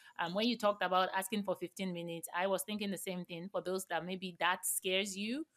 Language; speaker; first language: English; non-native, local second language; Yoruba